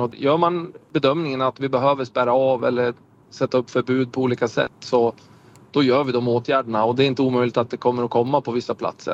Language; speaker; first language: Swedish; native; Swedish